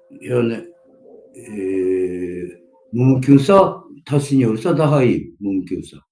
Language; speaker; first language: Turkish; non-native, learner; Japanese